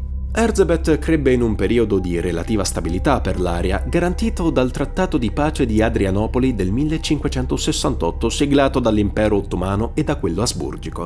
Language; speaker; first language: Italian; native; Italian